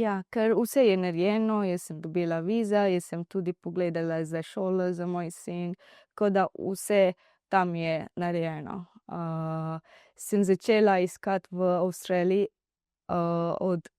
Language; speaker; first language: Slovenian; non-native, learner; Divehi